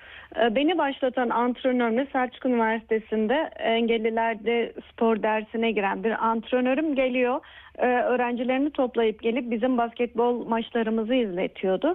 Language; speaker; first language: Turkish; native; Turkish